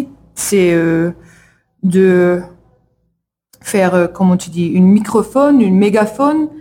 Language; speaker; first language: French; non-native, learner; English